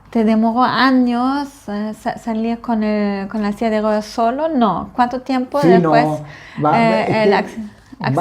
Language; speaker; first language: Spanish; non-native, fluent; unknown